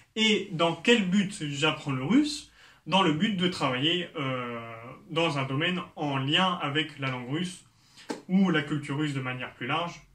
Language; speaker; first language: French; native; French